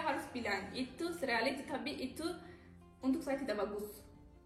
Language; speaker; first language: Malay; non-native, learner; Turkish